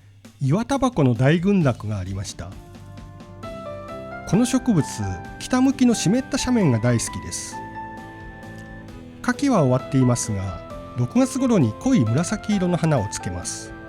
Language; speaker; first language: Japanese; native; Japanese